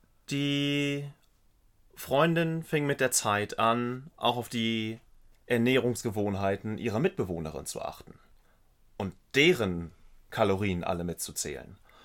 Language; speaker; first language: German; native; German